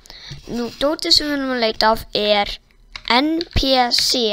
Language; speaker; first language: Icelandic; non-native, learner; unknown